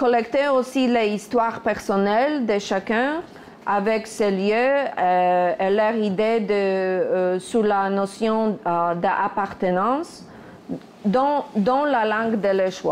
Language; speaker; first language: French; non-native, fluent; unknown